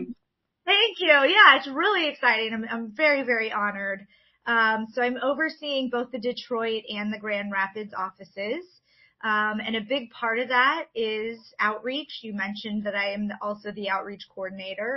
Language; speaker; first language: English; native; English